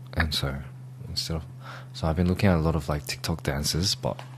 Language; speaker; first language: English; early bilingual, other home language; Korean